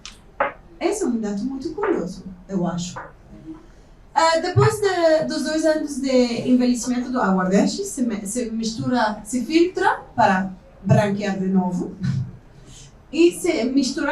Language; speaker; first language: Portuguese; non-native, fluent; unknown